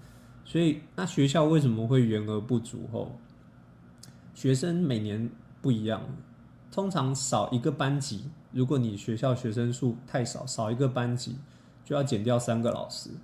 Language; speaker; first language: Chinese; native; Chinese